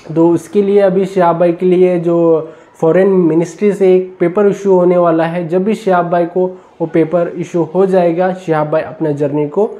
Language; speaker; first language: Hindi; non-native, local second language; Urdu